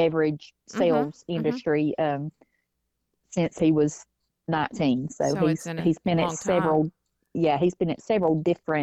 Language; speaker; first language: English; native; English